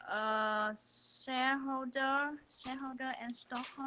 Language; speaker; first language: English; non-native, learner; Vietnamese